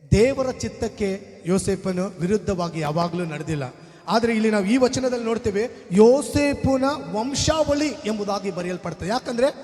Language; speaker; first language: Kannada; non-native, local second language; Telugu